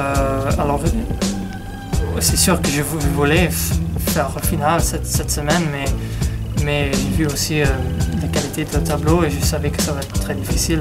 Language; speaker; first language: French; non-native, fluent; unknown